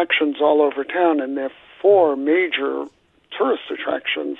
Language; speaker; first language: English; native; English